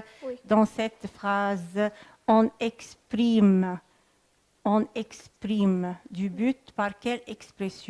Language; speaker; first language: French; non-native, fluent; Arabic